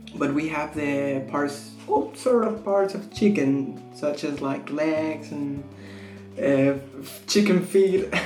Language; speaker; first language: English; non-native, fluent; Spanish